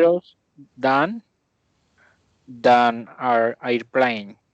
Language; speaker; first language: English; non-native, learner; Spanish